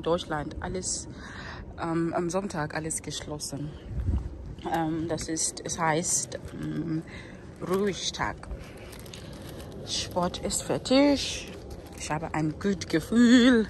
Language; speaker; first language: German; non-native, learner; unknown